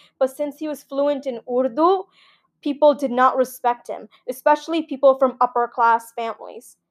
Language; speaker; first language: English; early bilingual, other home language; Gujarati